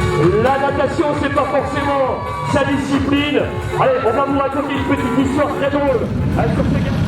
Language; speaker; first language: French; native; French